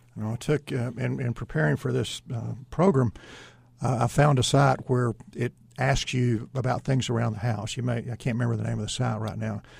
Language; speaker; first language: English; native; English